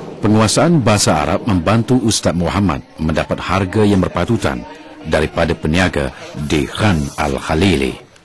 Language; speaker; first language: Malay; native; Malay